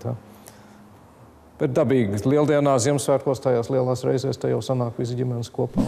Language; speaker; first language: Latvian; early bilingual, heritage; Latvian